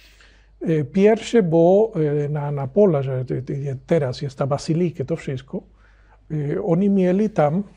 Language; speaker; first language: Polish; non-native, learner; Spanish